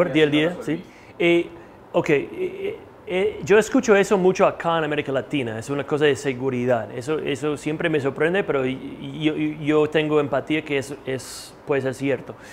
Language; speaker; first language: Spanish; non-native, fluent; English